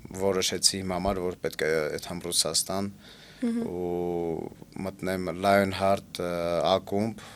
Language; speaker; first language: Armenian; early bilingual, heritage; Armenian